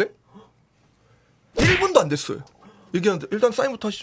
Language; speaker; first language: Korean; native; Korean